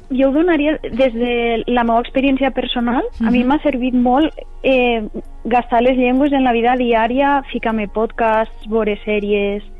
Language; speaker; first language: Catalan; native; Catalan